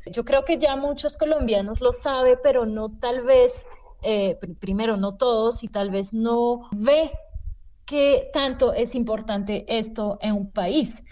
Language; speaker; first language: Spanish; non-native, fluent; French